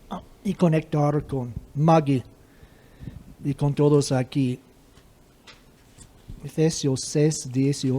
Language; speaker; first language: Spanish; non-native, fluent; English